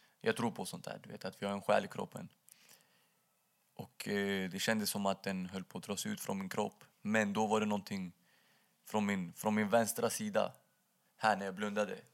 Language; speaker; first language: Swedish; native; Swedish